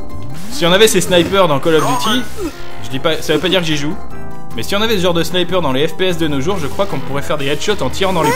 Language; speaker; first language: French; native; French